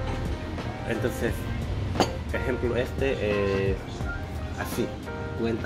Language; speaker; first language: Spanish; non-native, learner; Korean